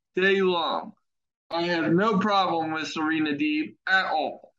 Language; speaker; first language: English; native; English